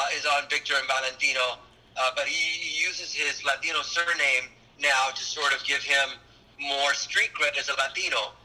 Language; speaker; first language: English; early bilingual, other home language; Spanish